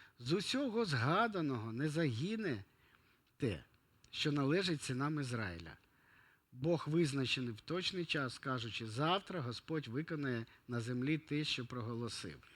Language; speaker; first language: Ukrainian; non-native, local second language; Russian